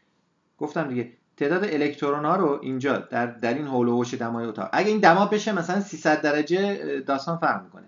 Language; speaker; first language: Persian; native; Persian